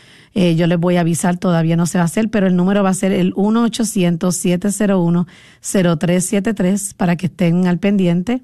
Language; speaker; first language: Spanish; native; Spanish